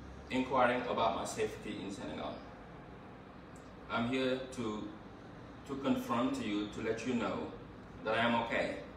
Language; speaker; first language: English; non-native, fluent; Wolof